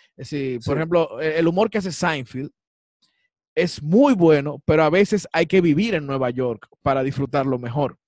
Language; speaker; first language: Spanish; native; Spanish